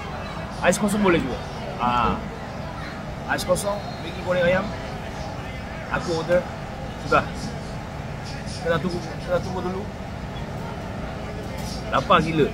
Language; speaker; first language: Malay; non-native, fluent; Korean